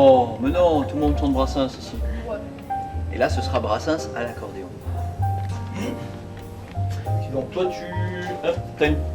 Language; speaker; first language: French; native; French